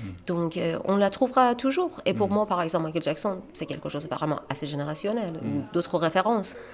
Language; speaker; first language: French; non-native, fluent; Persian